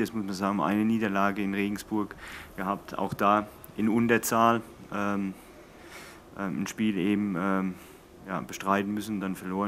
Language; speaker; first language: German; native; German